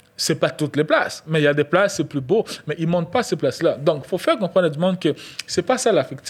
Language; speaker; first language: French; non-native, local second language; Lingala